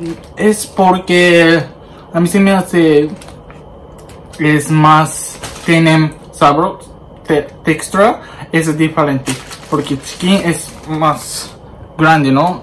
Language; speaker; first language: Spanish; non-native, learner; Japanese